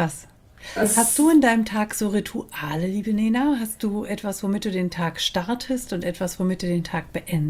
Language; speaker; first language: German; native; German